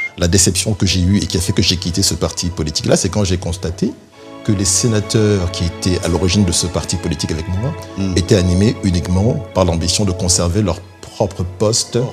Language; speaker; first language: French; early bilingual, other home language; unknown